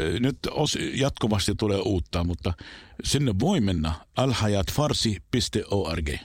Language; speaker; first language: Finnish; non-native, fluent; Arabic